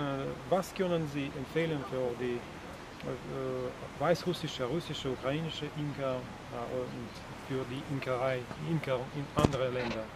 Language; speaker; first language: German; non-native, learner; Russian